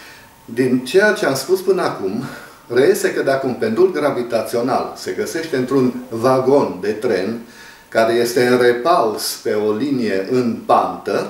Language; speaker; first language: Romanian; native; Romanian